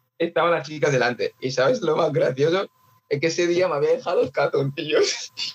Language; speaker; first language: Spanish; early bilingual, other home language; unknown